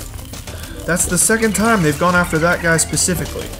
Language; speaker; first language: English; native; English